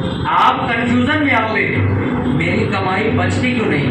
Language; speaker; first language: Hindi; native; Hindi